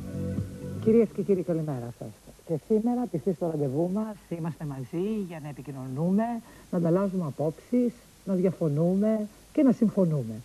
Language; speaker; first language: Greek; native; Greek